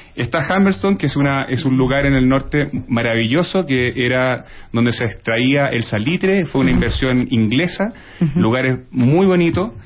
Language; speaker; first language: Spanish; native; Spanish